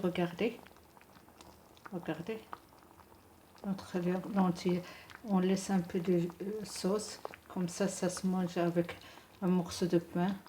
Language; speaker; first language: French; non-native, local second language; Arabic